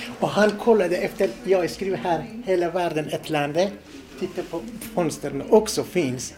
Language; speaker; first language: Swedish; non-native, fluent; Persian